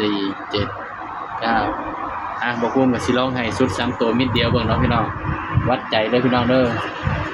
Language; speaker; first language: Thai; non-native, local second language; Northeastern Thai